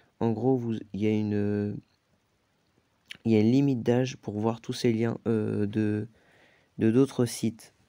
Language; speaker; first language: French; native; French